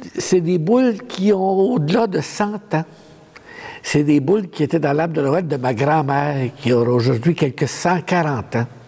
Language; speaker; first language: French; native; French